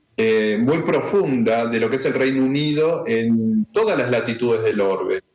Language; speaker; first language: Spanish; native; Spanish